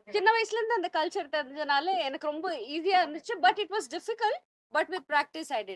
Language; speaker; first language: Tamil; non-native, local second language; Punjabi